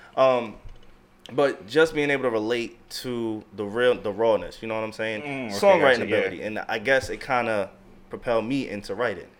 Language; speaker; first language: English; native; English